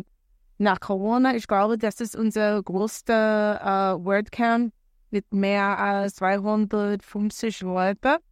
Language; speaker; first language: German; non-native, learner; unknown